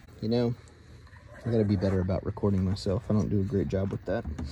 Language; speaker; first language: English; native; English